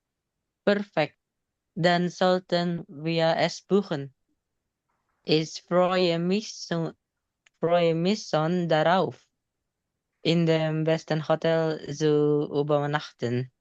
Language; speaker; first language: German; non-native, learner; Indonesian